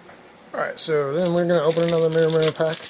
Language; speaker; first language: English; native; English